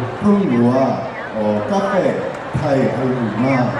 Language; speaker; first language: Thai; non-native, learner; Korean